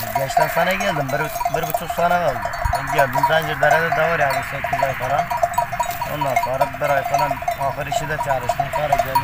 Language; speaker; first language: Turkish; non-native, learner; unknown